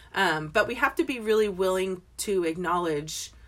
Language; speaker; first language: English; native; English